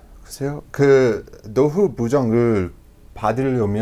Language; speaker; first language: Korean; non-native, learner; English